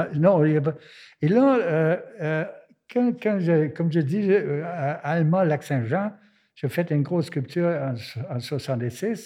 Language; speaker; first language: French; non-native, fluent; German